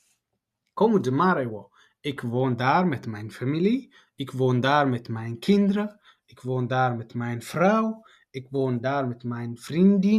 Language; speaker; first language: Dutch; non-native, learner; Tigrinya